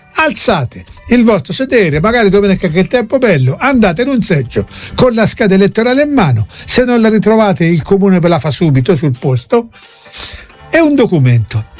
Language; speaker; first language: Italian; native; Italian